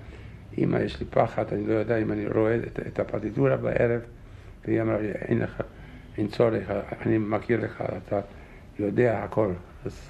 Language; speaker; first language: Hebrew; non-native, fluent; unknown